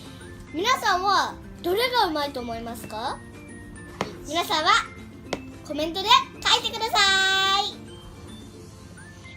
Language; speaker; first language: Japanese; early bilingual, heritage; Japanese